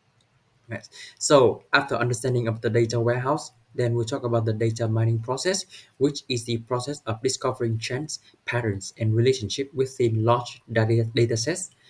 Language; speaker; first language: English; non-native, learner; Vietnamese